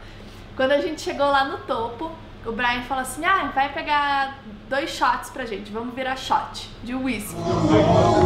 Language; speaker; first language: Portuguese; native; Portuguese